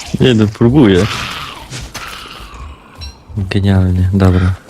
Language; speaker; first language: Polish; native; Polish